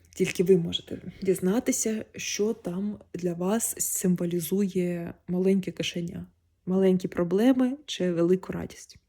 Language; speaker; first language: Ukrainian; non-native, local second language; Russian